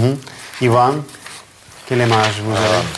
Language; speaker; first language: French; non-native, fluent; Russian